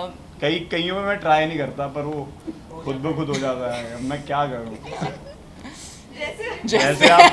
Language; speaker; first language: Hindi; native; Hindi